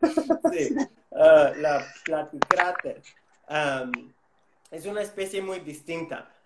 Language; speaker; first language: Spanish; non-native, fluent; English